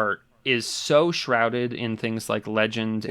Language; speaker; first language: English; native; English